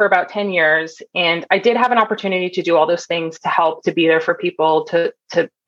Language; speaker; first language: English; native; English